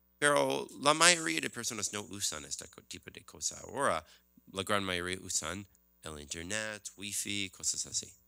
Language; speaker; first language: Spanish; non-native, learner; English